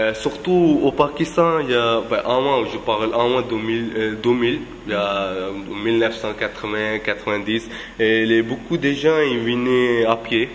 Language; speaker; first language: French; non-native, fluent; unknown